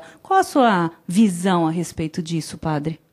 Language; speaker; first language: Portuguese; native; Portuguese